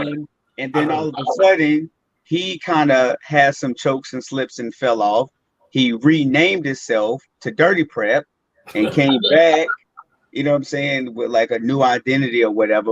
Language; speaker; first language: English; native; English